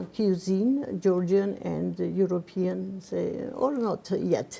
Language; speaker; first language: English; non-native, fluent; Georgian